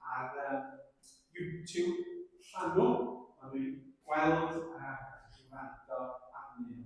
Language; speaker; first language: Welsh; native; Welsh